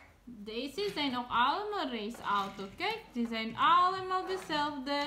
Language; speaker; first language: Dutch; non-native, learner; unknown